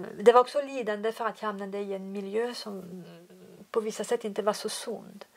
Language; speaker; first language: Swedish; non-native, fluent; French